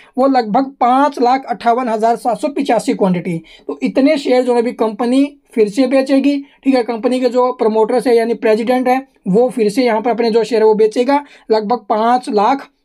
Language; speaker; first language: Hindi; native; Hindi